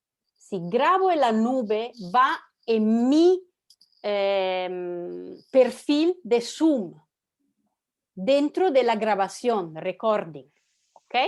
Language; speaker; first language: Spanish; non-native, fluent; Italian